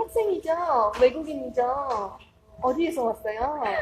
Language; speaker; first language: Korean; non-native, learner; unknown